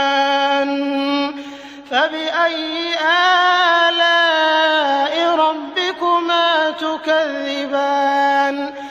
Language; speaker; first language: Arabic; native; Arabic